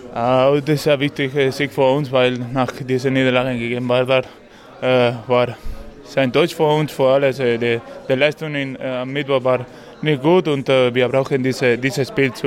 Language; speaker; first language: German; non-native, learner; Spanish